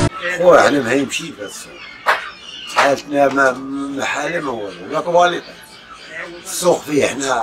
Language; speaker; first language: Arabic; native; Arabic